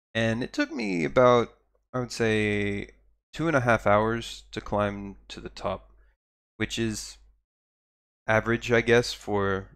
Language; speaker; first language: English; native; English